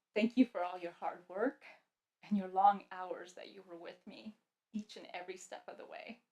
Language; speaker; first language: English; early bilingual, other home language; Punjabi